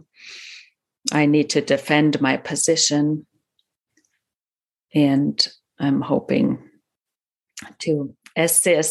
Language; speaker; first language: English; non-native, fluent; German